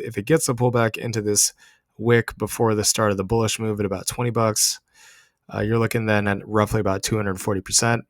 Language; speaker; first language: English; native; English